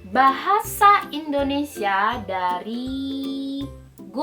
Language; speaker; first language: Indonesian; non-native, local second language; Minangkabau